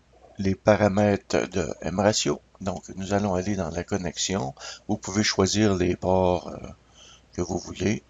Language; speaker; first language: French; native; French